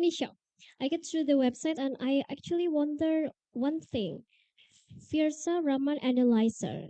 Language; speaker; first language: English; non-native, learner; Indonesian